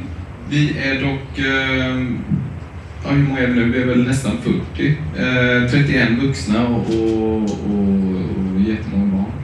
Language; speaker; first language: Swedish; native; Swedish